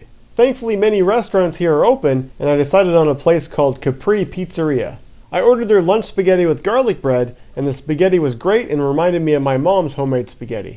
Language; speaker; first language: English; native; English